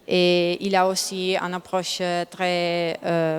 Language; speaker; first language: French; non-native, learner; Italian